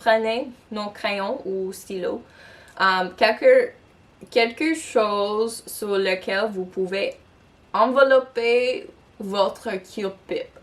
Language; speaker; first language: French; non-native, local second language; English